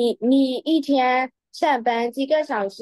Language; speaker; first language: Chinese; non-native, learner; Burmese